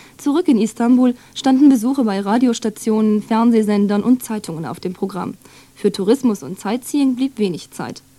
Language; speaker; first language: German; native; German